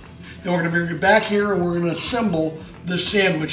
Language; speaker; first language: English; native; English